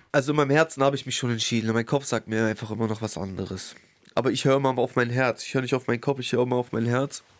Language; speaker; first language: German; early bilingual, other home language; Russian